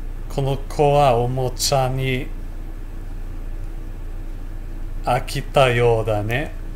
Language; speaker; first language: Japanese; non-native, learner; English